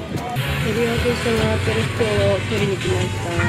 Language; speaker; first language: Japanese; native; Japanese